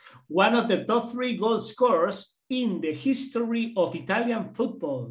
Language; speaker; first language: English; non-native, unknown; Spanish